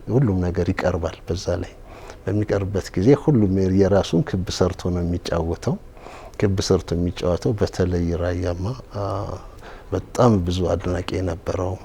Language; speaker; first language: Amharic; native; Amharic